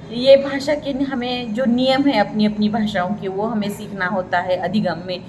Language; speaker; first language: Hindi; non-native, local second language; Marathi